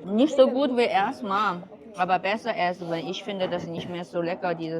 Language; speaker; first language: German; non-native, learner; Chinese